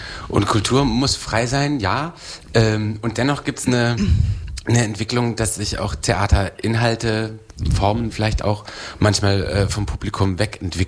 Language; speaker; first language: German; native; German